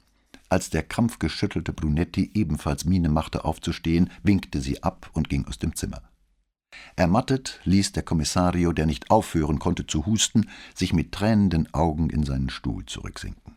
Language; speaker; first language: German; native; German